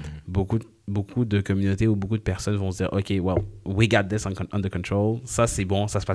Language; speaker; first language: French; native; French